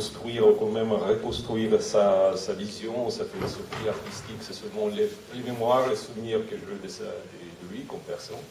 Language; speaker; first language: French; non-native, fluent; Russian